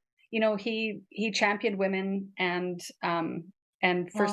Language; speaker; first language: English; native; English